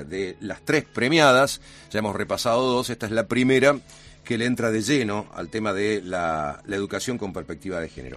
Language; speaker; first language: Spanish; native; Spanish